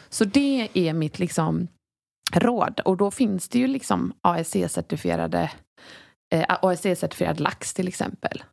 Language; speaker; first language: Swedish; native; Swedish